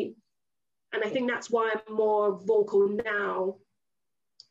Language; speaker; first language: English; non-native, local second language; Yoruba